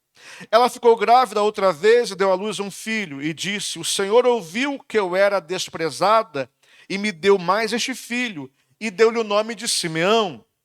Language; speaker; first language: Portuguese; native; Portuguese